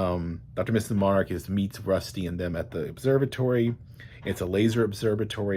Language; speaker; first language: English; native; English